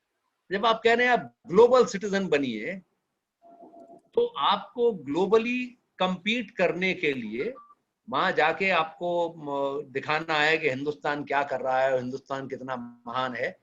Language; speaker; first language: Hindi; native; Hindi